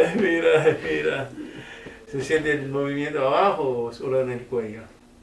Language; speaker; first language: Spanish; non-native, learner; English